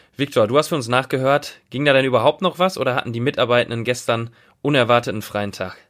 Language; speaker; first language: German; native; German